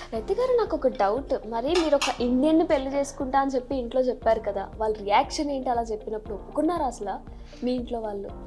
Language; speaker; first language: Telugu; native; Telugu